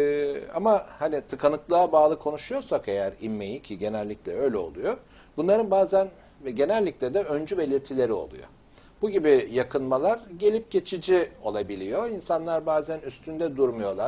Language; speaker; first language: Turkish; native; Turkish